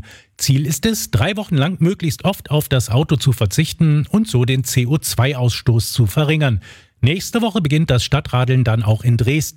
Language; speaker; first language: German; native; German